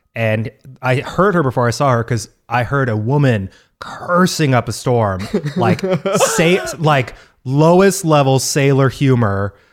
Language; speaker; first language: English; native; English